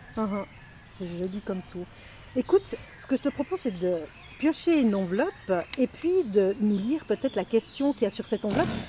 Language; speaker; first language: French; native; French